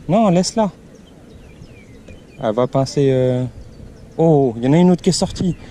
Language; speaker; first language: French; native; French